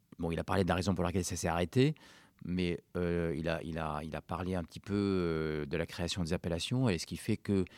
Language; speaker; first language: French; non-native, local second language; Arabic